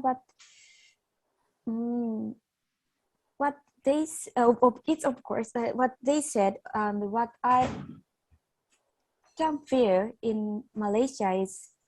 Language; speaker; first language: English; non-native, fluent; Japanese